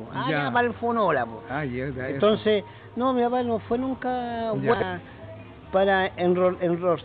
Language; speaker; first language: Spanish; native; Spanish